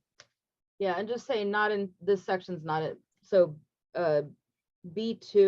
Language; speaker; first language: English; native; English